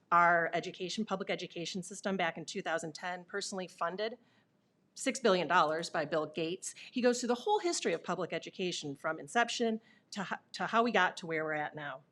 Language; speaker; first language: English; native; English